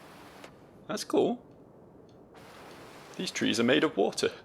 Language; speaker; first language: English; native; English